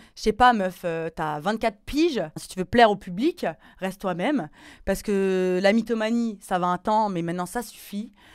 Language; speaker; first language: French; native; French